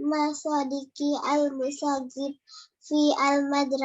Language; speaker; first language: Arabic; non-native, learner; Indonesian